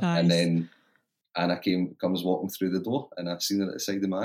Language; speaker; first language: English; native; English